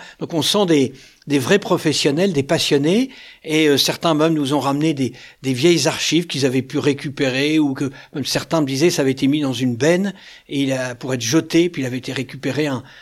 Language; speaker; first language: French; native; French